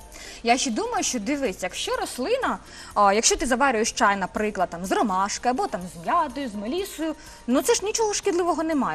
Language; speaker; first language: Ukrainian; native; Ukrainian